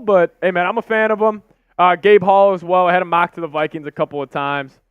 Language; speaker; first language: English; native; English